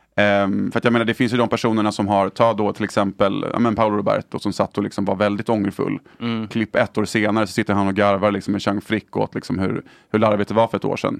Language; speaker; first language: Swedish; native; Swedish